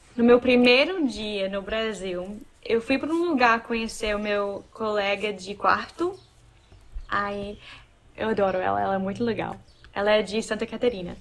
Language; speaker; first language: Portuguese; non-native, fluent; English